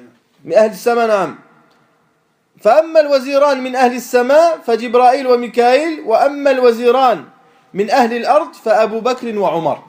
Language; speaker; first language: Arabic; non-native, fluent; French